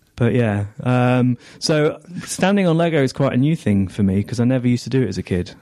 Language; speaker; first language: English; native; English